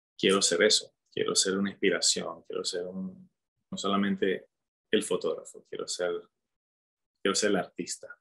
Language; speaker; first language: Spanish; native; Spanish